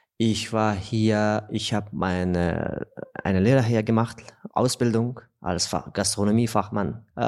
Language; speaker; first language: German; non-native, fluent; Persian